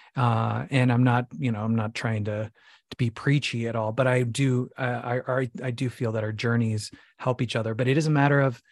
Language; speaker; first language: English; native; English